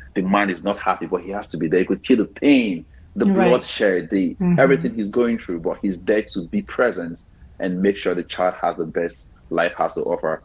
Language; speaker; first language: English; non-native, local second language; Igbo